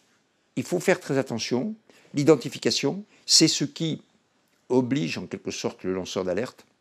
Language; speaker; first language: French; native; French